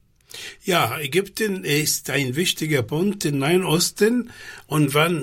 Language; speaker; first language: German; non-native, fluent; Arabic